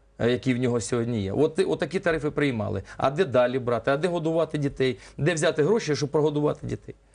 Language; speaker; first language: Ukrainian; non-native, local second language; Russian